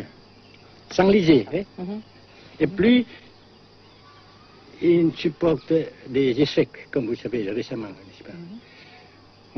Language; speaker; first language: French; non-native, fluent; Vietnamese